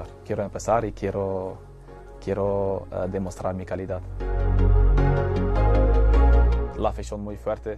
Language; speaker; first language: Spanish; non-native, fluent; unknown